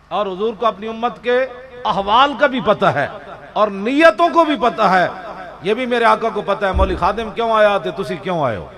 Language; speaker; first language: Urdu; non-native, local second language; Punjabi